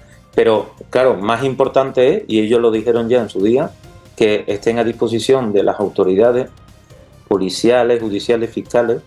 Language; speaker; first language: Spanish; native; Spanish